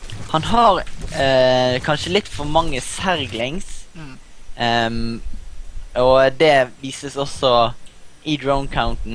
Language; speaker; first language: Norwegian; native; Norwegian